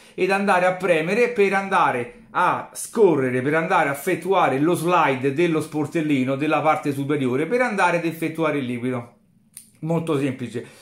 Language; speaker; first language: Italian; native; Italian